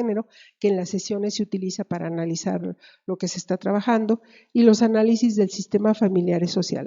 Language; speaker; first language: Spanish; native; Spanish